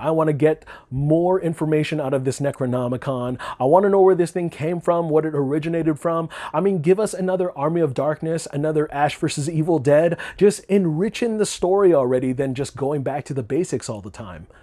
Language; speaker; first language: English; native; English